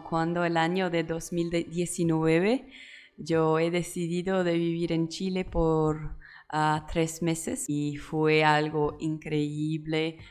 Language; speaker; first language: Spanish; non-native, learner; Portuguese